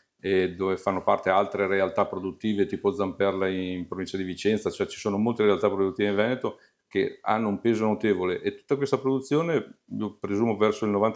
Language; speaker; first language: Italian; native; Italian